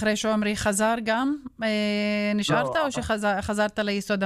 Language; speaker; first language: Hebrew; non-native, local second language; Arabic